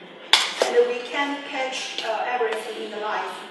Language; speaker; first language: English; non-native, learner; Chinese